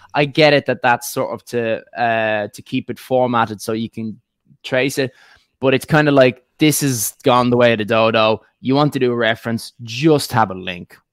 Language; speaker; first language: English; native; English